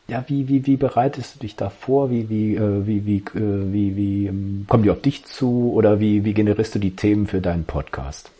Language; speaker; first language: German; native; German